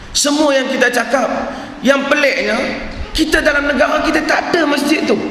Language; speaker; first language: Malay; native; Malay